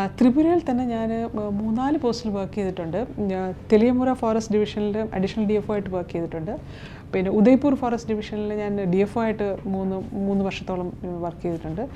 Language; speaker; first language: Malayalam; native; Malayalam